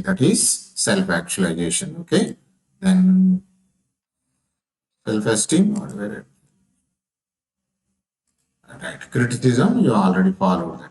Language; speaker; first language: English; non-native, local second language; Telugu